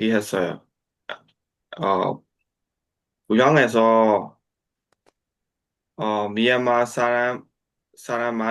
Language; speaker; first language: Korean; non-native, learner; Burmese